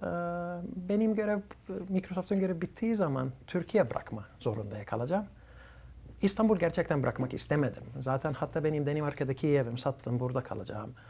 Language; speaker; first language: Turkish; early bilingual, other home language; Arabic